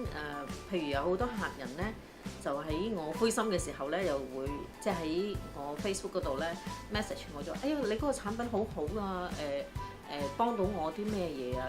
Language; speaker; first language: Cantonese; native; Cantonese